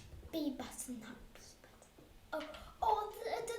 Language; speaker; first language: Welsh; non-native, local second language; English